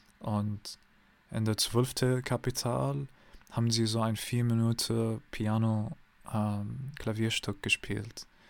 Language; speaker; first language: German; non-native, learner; English